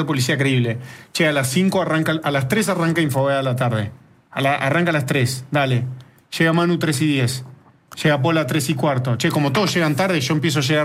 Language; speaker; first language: Spanish; native; Spanish